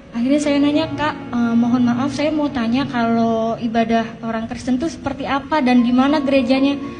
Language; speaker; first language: Indonesian; native; Indonesian